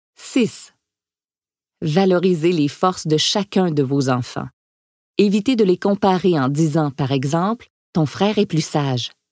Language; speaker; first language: French; native; French